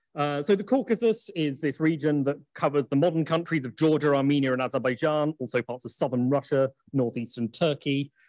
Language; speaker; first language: English; native; English